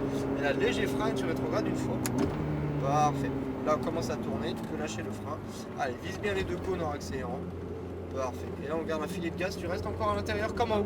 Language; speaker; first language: French; native; French